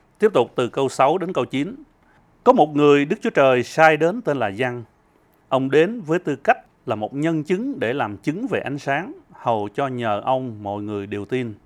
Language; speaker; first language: Vietnamese; early bilingual, heritage; Vietnamese